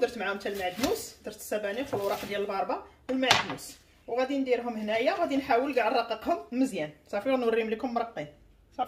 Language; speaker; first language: Arabic; native; Arabic